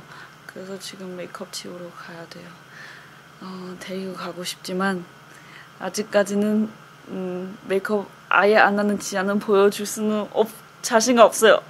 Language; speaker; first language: Korean; non-native, fluent; Chinese